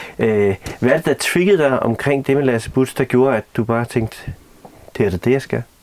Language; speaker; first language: Danish; native; Danish